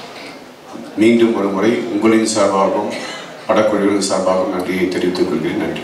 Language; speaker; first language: Tamil; native; Tamil